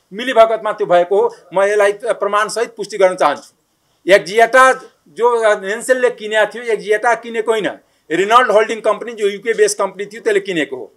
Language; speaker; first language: Nepali; non-native, local second language; Maithili